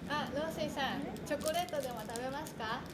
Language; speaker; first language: Japanese; non-native, learner; Cantonese